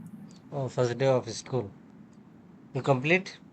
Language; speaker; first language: English; non-native, learner; Urdu